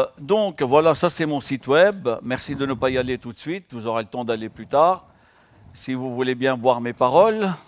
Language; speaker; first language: French; non-native, local second language; Arabic